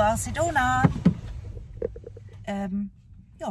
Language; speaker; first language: German; native; German